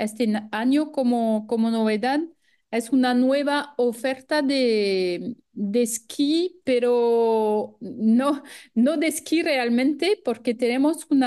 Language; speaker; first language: Spanish; non-native, fluent; French